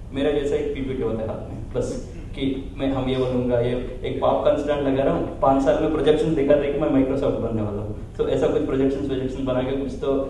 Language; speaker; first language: Hindi; non-native, local second language; Telugu